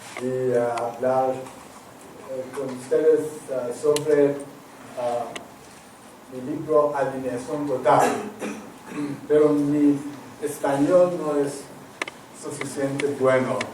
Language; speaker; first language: Spanish; non-native, learner; English